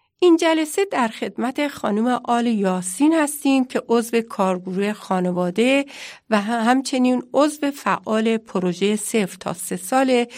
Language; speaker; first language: Persian; native; Persian